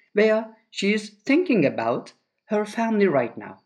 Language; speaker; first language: English; non-native, fluent; Turkish